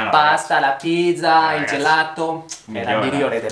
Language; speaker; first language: Italian; non-native, learner; French